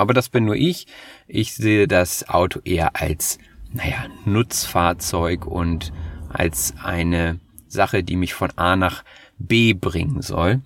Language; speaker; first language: German; native; German